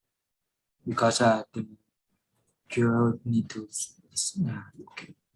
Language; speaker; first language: English; non-native, fluent; Lao